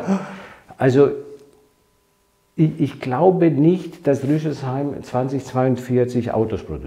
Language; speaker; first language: German; non-native, fluent; Greek